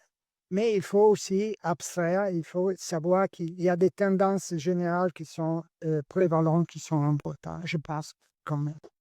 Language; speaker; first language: French; non-native, learner; Italian